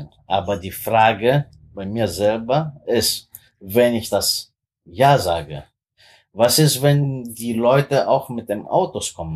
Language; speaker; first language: German; non-native, fluent; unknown